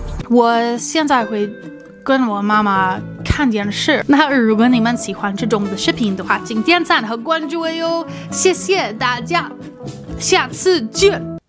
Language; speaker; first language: Chinese; non-native, fluent; English